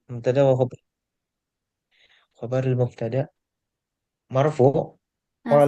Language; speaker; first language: Arabic; non-native, learner; Indonesian